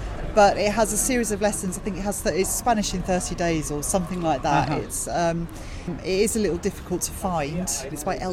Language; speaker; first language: English; native; English